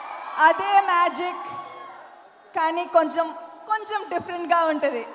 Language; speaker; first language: Telugu; non-native, fluent; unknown